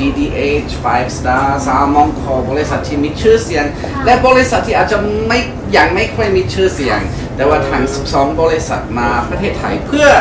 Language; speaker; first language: Thai; non-native, fluent; English